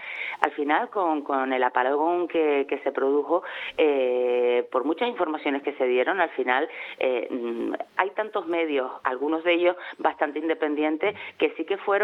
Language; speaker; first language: Spanish; native; Spanish